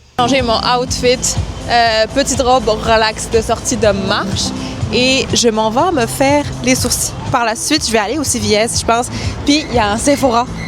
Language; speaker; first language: French; early bilingual, other home language; Arabic